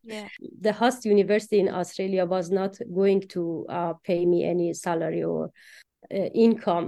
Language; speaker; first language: English; non-native, fluent; Persian